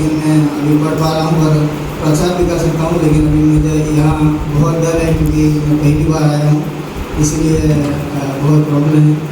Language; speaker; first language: Hindi; non-native, local second language; Gujarati